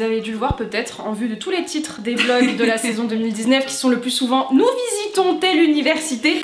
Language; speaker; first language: French; native; French